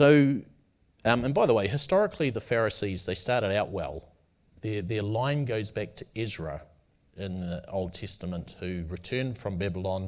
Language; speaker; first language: English; native; English